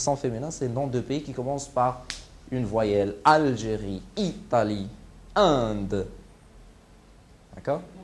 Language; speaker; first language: French; non-native, local second language; Arabic